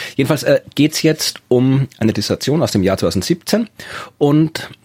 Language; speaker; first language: German; native; German